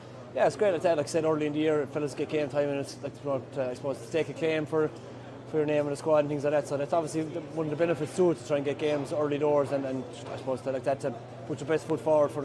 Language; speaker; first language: English; native; English